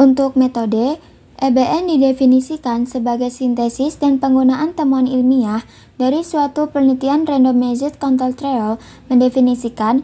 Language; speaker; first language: Indonesian; native; Indonesian